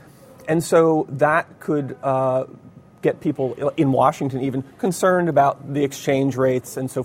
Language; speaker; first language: English; native; English